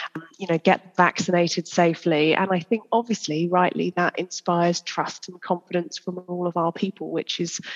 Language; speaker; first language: English; native; English